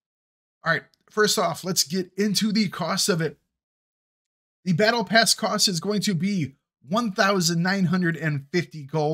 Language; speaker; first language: English; native; English